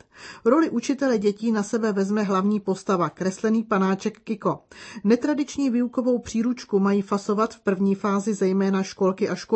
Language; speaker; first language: Czech; native; Czech